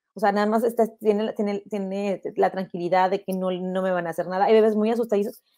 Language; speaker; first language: Spanish; native; Spanish